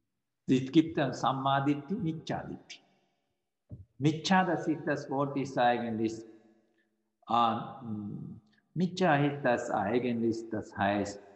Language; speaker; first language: German; non-native, fluent; Sinhala